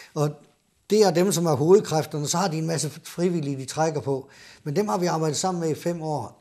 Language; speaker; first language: Danish; native; Danish